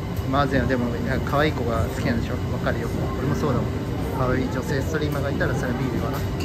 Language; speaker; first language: Japanese; native; Japanese